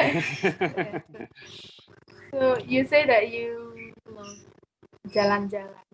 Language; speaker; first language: English; non-native, learner; Indonesian